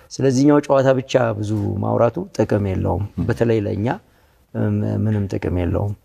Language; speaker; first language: Amharic; native; Amharic